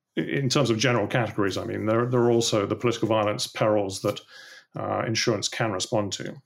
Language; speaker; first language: English; native; English